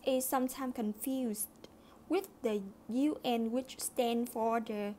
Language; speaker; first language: English; non-native, fluent; Vietnamese